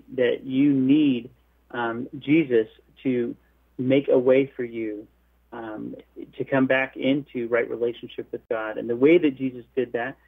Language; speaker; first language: English; native; English